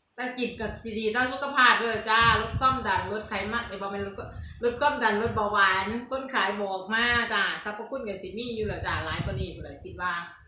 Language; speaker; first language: Thai; native; Thai